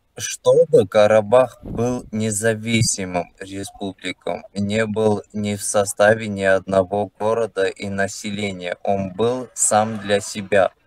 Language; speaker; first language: Russian; non-native, local second language; Armenian